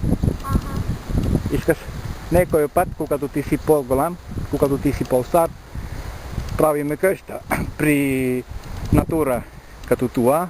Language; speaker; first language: Bulgarian; non-native, learner; Finnish